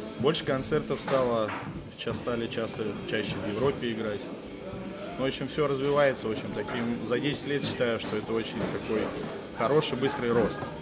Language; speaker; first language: Russian; native; Russian